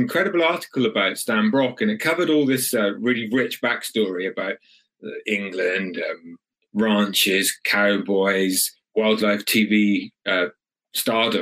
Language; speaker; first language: English; native; English